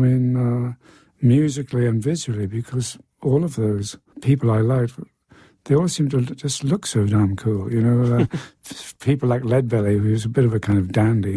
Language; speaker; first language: English; native; English